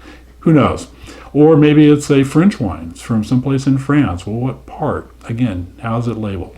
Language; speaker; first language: English; native; English